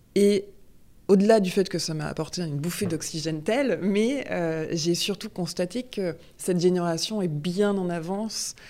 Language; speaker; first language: French; native; French